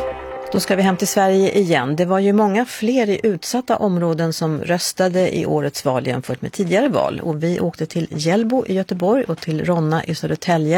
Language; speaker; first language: Swedish; native; Swedish